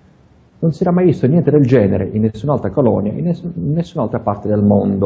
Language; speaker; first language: Italian; native; Italian